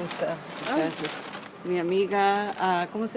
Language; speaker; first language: Spanish; non-native, learner; English